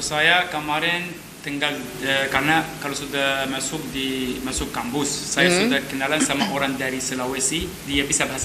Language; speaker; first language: Indonesian; non-native, learner; Arabic